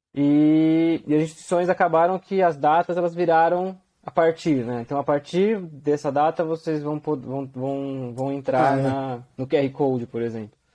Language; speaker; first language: Portuguese; native; Portuguese